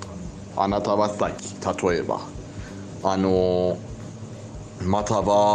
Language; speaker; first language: Japanese; non-native, learner; Persian